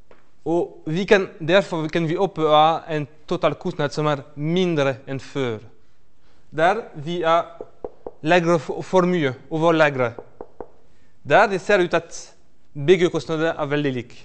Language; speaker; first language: Norwegian; non-native, fluent; French